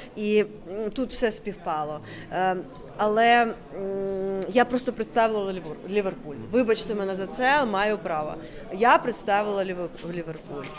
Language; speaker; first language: Ukrainian; non-native, local second language; Crimean Tatar